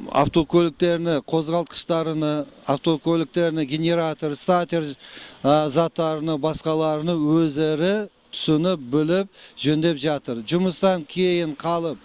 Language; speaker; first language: Kazakh; non-native, local second language; Uzbek